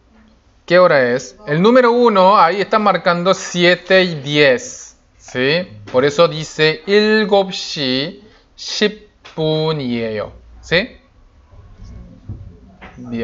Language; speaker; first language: Spanish; non-native, fluent; Korean